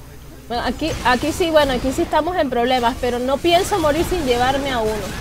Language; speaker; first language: Spanish; native; Spanish